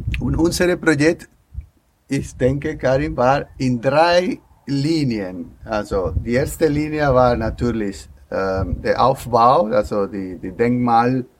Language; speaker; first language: German; non-native, learner; Spanish